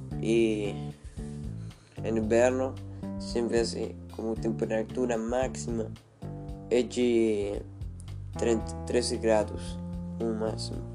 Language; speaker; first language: Portuguese; non-native, learner; Spanish